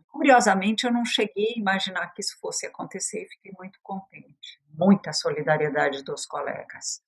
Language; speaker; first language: Portuguese; early bilingual, other home language; French